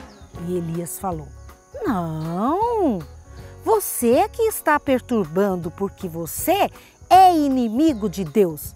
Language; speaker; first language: Portuguese; native; Portuguese